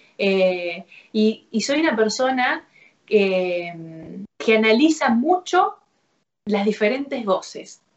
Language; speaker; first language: Spanish; native; Spanish